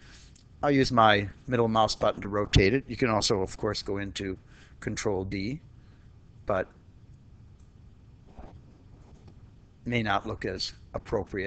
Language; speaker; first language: English; native; English